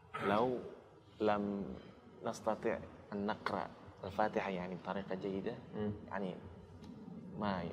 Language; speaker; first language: Arabic; non-native, learner; Indonesian